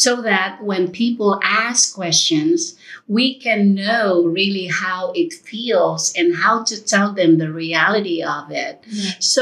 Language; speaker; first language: English; non-native, local second language; Filipino